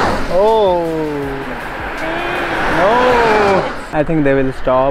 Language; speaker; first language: English; non-native, local second language; Hindi